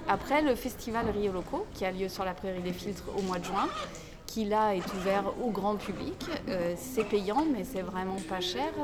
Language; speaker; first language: French; native; French